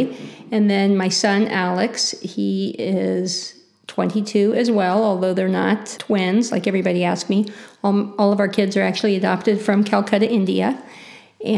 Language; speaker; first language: English; native; English